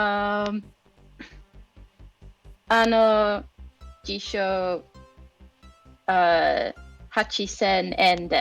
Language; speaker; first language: Japanese; non-native, learner; English